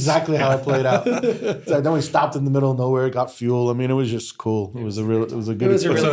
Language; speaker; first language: English; native; English